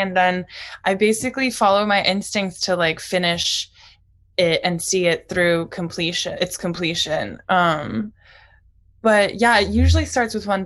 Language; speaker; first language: English; early bilingual, other home language; Japanese